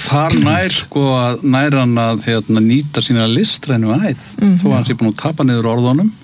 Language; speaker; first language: Icelandic; native; Icelandic